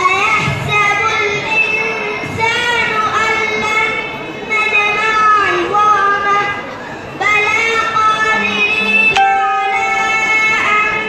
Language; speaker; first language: Arabic; non-native, learner; Oromo